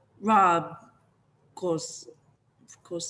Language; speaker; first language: Spanish; non-native, learner; English